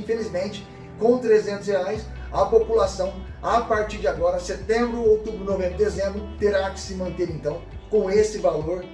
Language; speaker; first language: Portuguese; native; Portuguese